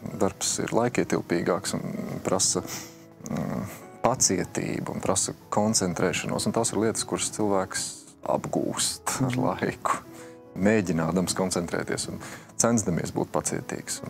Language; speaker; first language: Latvian; native; Latvian